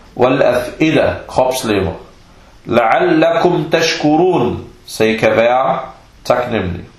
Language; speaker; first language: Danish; non-native, fluent; Arabic